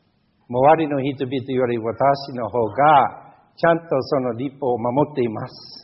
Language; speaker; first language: Japanese; non-native, fluent; English